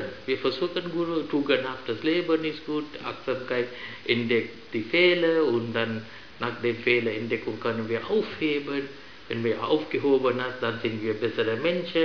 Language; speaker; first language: German; non-native, fluent; Sinhala